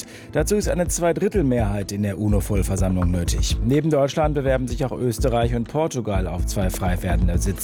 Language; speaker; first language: German; native; German